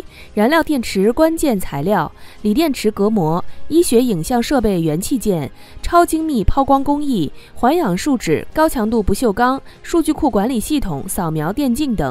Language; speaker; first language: Chinese; native; Chinese